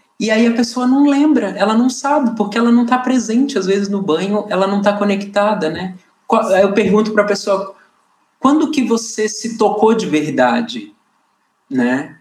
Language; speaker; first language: Portuguese; native; Portuguese